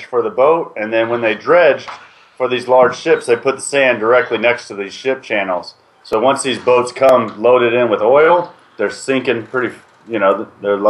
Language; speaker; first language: English; native; English